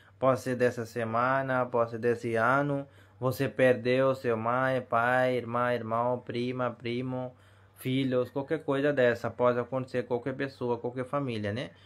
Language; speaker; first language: Portuguese; non-native, learner; Hindi